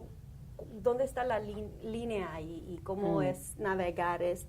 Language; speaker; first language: Spanish; early bilingual, heritage; Spanish